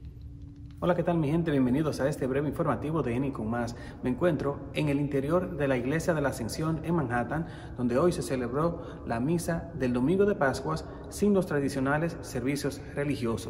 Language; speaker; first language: Spanish; native; Spanish